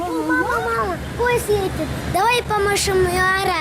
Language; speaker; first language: Russian; early bilingual, heritage; Russian